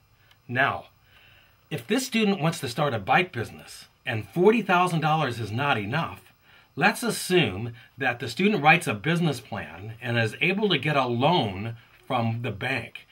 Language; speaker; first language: English; native; English